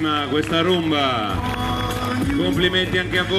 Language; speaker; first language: Italian; native; Italian